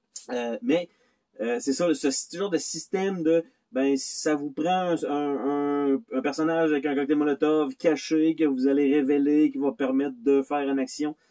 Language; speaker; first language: French; native; French